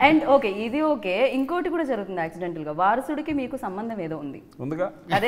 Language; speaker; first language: Telugu; native; Telugu